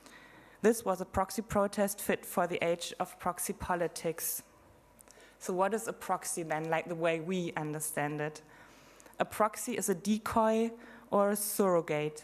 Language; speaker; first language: English; non-native, fluent; German